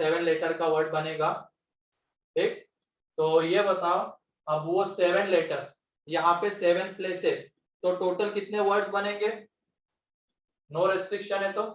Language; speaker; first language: Hindi; native; Hindi